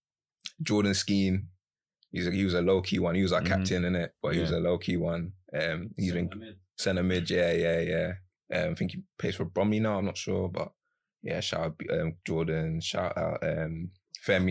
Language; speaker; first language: English; native; English